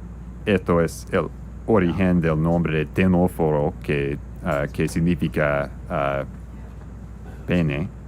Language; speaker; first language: Spanish; non-native, learner; English